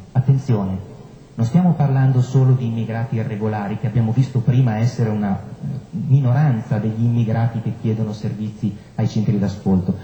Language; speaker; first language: Italian; native; Italian